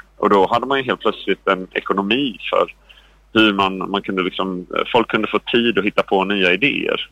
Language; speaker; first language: Swedish; native; Swedish